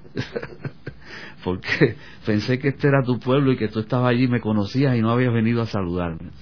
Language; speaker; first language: Spanish; native; Spanish